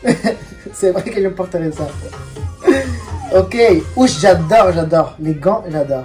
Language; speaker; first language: French; non-native, fluent; Spanish